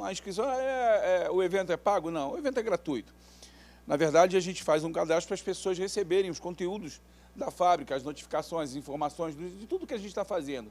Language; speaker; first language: Portuguese; native; Portuguese